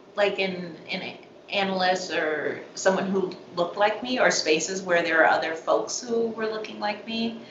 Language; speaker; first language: English; native; English